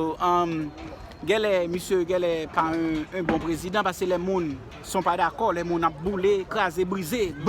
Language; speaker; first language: French; non-native, learner; Haitian Creole